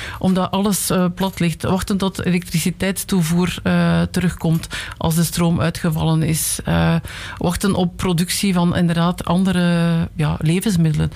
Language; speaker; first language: Dutch; native; Dutch